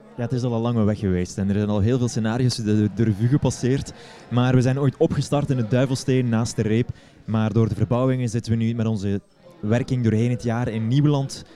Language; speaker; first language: Dutch; native; Dutch